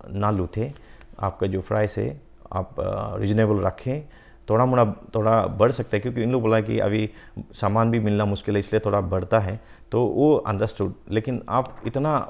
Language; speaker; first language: Hindi; non-native, local second language; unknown